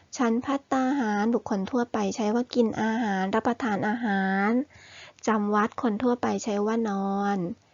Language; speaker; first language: Thai; native; Thai